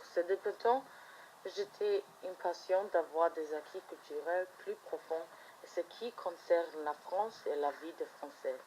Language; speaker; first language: French; non-native, fluent; German